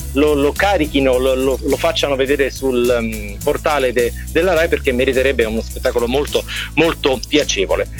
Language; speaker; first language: Italian; native; Italian